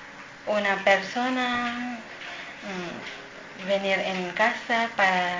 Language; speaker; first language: Spanish; non-native, learner; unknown